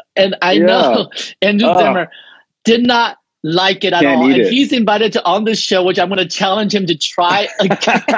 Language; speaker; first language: English; non-native, fluent; Chinese